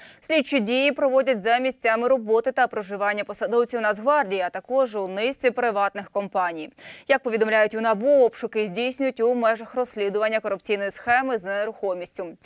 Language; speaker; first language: Ukrainian; native; Ukrainian